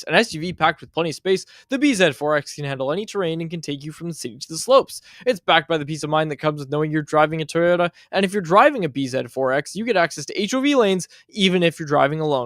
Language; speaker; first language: English; native; English